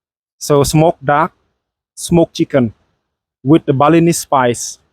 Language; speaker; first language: English; non-native, fluent; Balinese